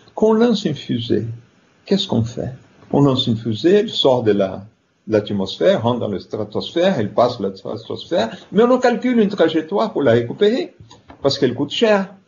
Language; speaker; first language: French; non-native, fluent; Portuguese